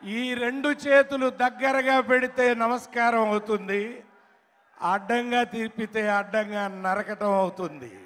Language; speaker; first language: Telugu; native; Telugu